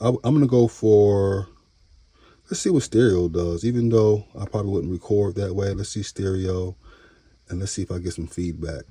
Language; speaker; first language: English; native; English